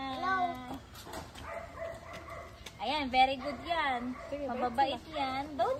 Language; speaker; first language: Filipino; native; Filipino